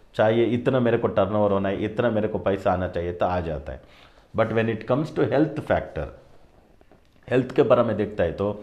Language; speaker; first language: Hindi; non-native, local second language; Kannada